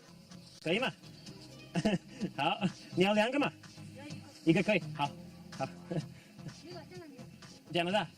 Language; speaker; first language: Chinese; non-native, learner; English